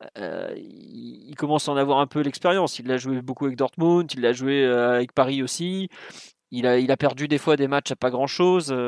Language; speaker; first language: French; native; French